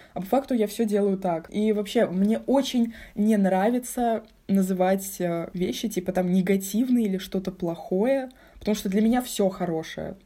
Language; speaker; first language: Russian; native; Russian